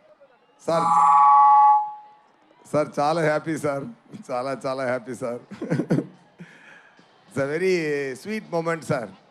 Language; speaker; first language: Telugu; non-native, learner; Tamil